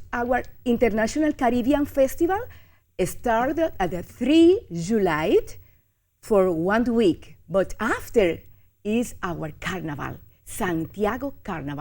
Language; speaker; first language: English; non-native, learner; Spanish